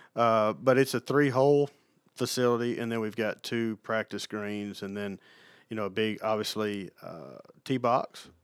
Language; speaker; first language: English; native; English